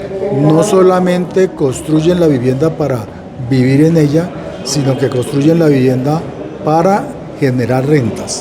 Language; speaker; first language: Spanish; native; Spanish